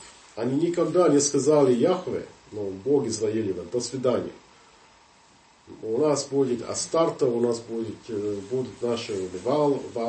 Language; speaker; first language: Russian; non-native, fluent; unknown